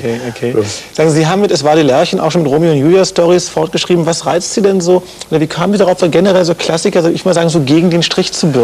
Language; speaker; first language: German; native; German